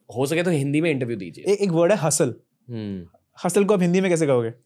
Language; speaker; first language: Hindi; native; Hindi